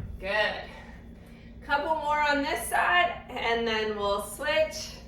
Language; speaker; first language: English; native; English